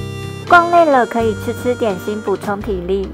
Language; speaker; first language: Chinese; native; Chinese